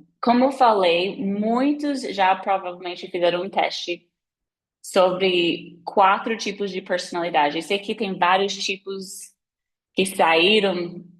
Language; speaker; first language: Portuguese; non-native, fluent; English